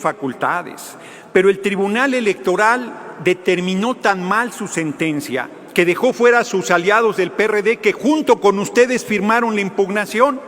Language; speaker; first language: Spanish; native; Spanish